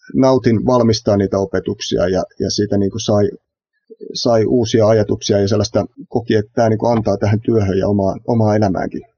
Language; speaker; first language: Finnish; native; Finnish